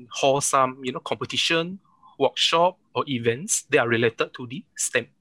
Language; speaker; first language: English; non-native, local second language; Chinese